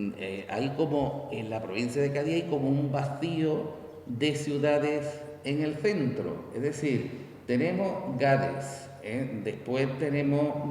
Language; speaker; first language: Spanish; native; Spanish